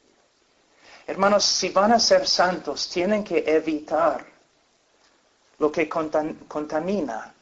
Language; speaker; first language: Spanish; non-native, fluent; English